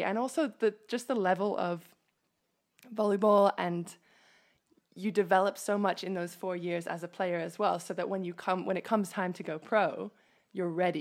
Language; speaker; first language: English; native; English